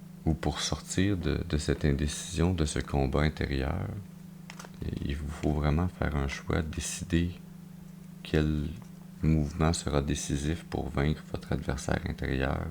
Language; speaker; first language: French; native; French